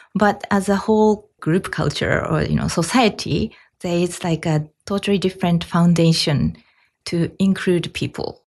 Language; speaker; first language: English; non-native, fluent; Japanese